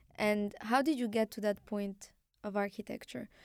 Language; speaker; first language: English; non-native, fluent; Arabic